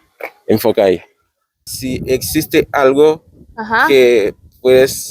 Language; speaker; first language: Spanish; non-native, fluent; Haitian Creole